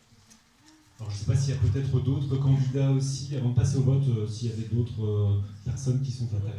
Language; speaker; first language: French; native; French